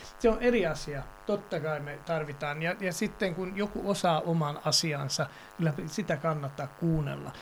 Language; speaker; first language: Finnish; non-native, fluent; Serbian